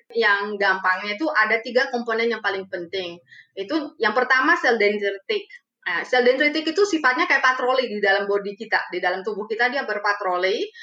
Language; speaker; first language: Indonesian; early bilingual, other home language; Romanian